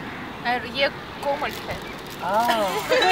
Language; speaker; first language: Hindi; non-native, learner; Russian